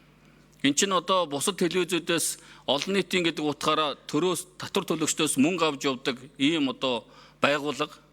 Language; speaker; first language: Mongolian; native; Mongolian